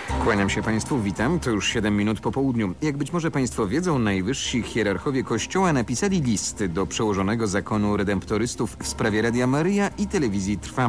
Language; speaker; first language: Polish; native; Polish